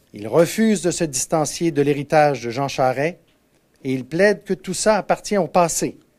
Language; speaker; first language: French; native; French